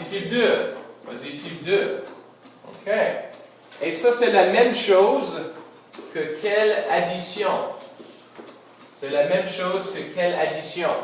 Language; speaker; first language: French; non-native, local second language; English